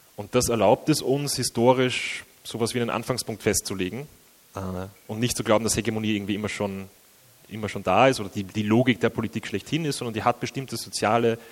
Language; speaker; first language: German; native; German